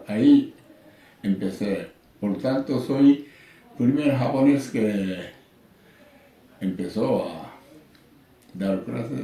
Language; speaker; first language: Spanish; non-native, learner; Japanese